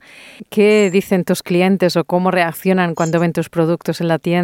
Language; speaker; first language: Spanish; native; Spanish